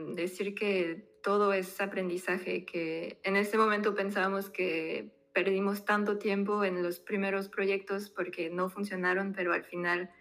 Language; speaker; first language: Spanish; non-native, fluent; French